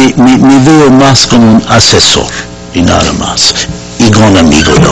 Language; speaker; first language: Spanish; non-native, fluent; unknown